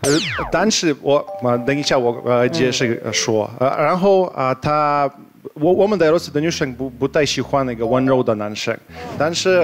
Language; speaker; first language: Chinese; non-native, fluent; Russian